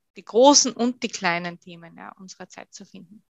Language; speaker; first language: German; native; German